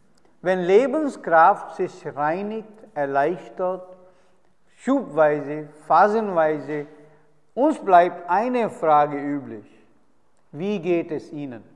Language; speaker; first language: German; non-native, fluent; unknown